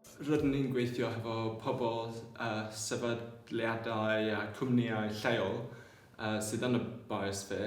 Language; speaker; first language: Welsh; non-native, local second language; English